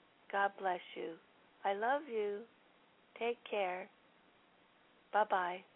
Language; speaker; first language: English; native; English